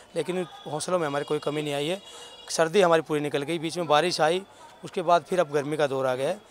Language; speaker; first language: Hindi; native; Hindi